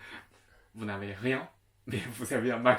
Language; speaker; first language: French; non-native, local second language; Chinese